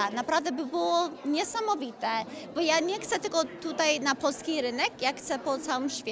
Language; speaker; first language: Polish; early bilingual, heritage; Polish